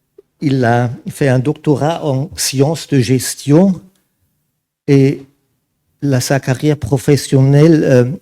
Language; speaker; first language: French; non-native, fluent; German